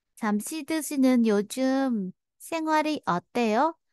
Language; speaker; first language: Korean; non-native, fluent; Vietnamese